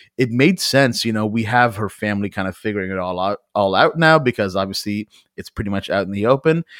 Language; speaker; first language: English; early bilingual, other home language; Urdu